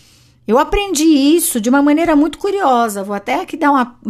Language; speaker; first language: Portuguese; native; Portuguese